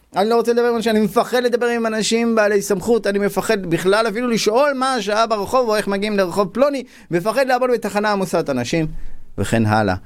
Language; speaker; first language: Hebrew; native; Hebrew